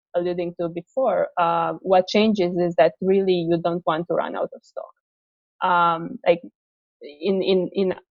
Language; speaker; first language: English; non-native, fluent; Romanian